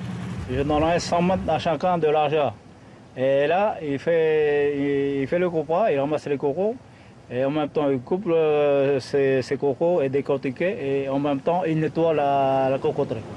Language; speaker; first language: French; non-native, local second language; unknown